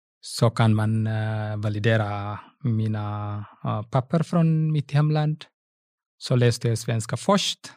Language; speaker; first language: Swedish; non-native, fluent; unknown